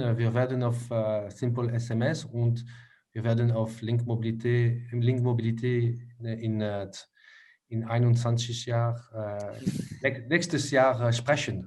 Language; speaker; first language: German; non-native, learner; French